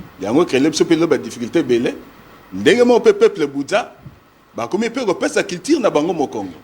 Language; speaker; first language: Lingala; non-native, local second language; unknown